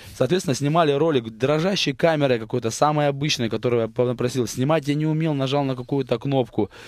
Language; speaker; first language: Russian; native; Russian